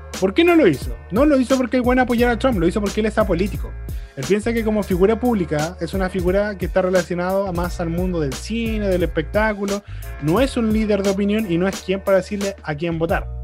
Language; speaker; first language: Spanish; native; Spanish